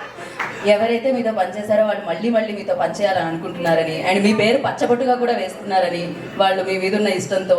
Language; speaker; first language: Telugu; native; Telugu